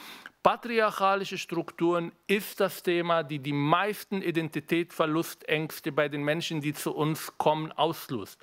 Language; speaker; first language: German; non-native, fluent; Arabic